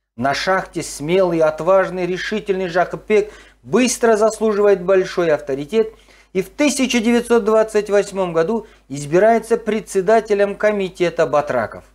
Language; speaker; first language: Russian; non-native, local second language; Kazakh